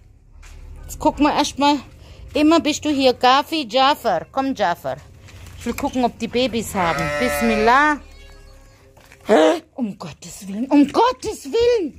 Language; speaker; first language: German; native; German